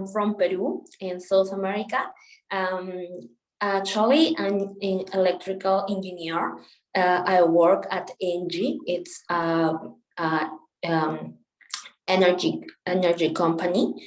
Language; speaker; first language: English; non-native, local second language; Spanish